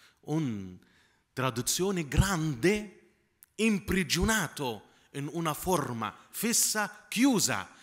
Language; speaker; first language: Italian; non-native, fluent; Arabic